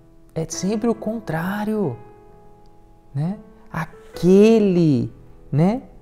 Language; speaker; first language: Portuguese; native; Portuguese